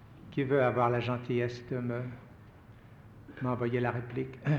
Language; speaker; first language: French; native; French